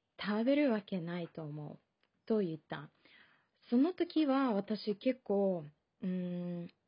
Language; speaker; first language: Japanese; non-native, fluent; Russian